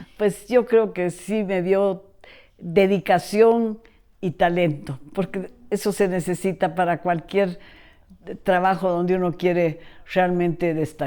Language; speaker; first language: Spanish; native; Spanish